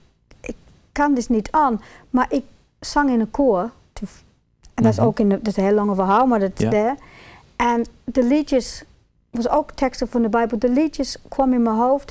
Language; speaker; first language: Dutch; non-native, fluent; English